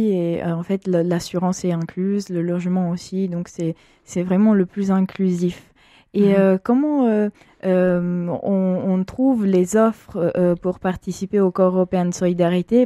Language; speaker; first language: French; native; French